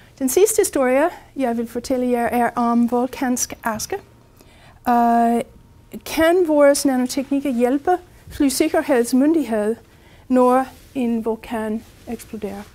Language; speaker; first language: Danish; non-native, fluent; English